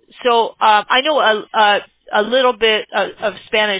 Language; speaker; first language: English; native; English